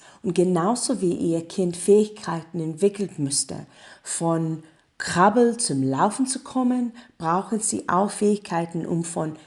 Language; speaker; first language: German; non-native, learner; English